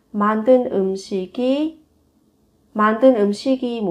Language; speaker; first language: Korean; non-native, fluent; Vietnamese